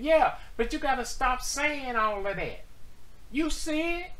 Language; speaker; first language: English; native; English